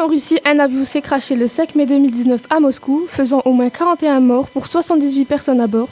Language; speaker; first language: French; native; French